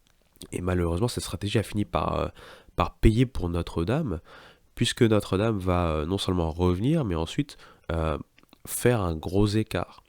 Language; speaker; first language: French; native; French